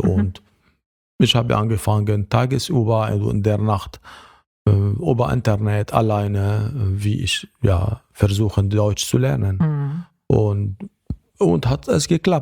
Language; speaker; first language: German; non-native, fluent; Arabic